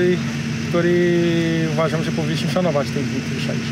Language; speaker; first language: Polish; non-native, learner; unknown